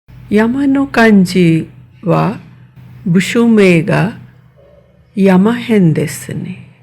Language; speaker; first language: Japanese; non-native, fluent; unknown